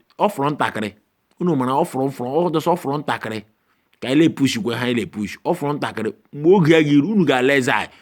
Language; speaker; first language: Nigerian Pidgin; non-native, local second language; Igbo